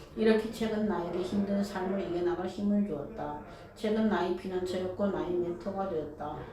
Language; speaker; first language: Korean; early bilingual, heritage; Korean